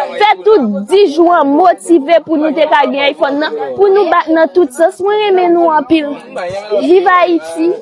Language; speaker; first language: Haitian Creole; native; Haitian Creole